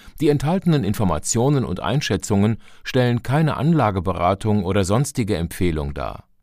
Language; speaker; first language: German; native; German